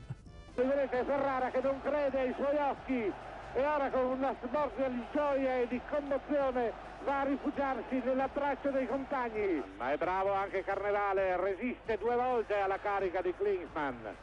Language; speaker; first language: Italian; native; Italian